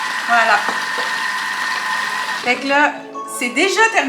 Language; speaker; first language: French; native; French